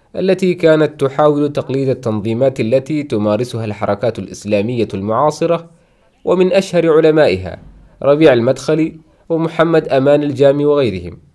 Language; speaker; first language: Arabic; non-native, local second language; Somali